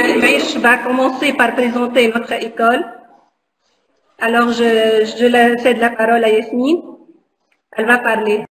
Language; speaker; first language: French; non-native, local second language; Arabic